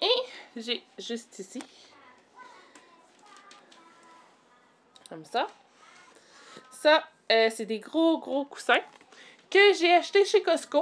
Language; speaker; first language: French; native; French